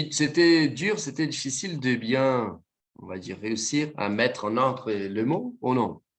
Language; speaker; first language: French; non-native, fluent; Portuguese